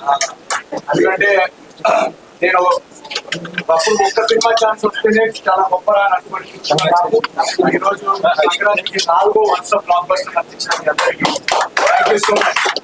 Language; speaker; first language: Telugu; native; Telugu